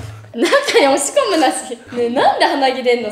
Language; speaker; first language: Japanese; native; Japanese